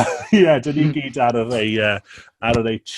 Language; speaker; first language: Welsh; native; Welsh